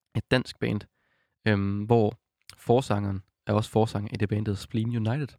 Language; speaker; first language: Danish; native; Danish